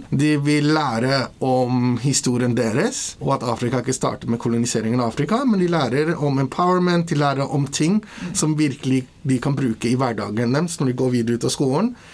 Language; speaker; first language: Norwegian; early bilingual, other home language; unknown